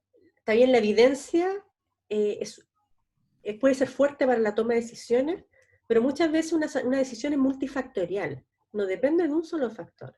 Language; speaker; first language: Spanish; native; Spanish